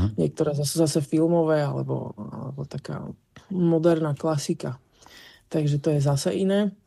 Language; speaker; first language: Slovak; native; Slovak